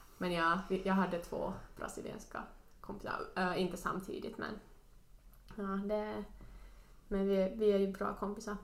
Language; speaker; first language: Swedish; non-native, local second language; Finnish